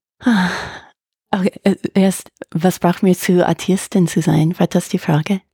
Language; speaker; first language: German; non-native, fluent; English